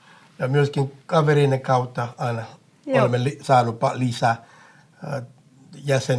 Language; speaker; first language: Finnish; non-native, fluent; English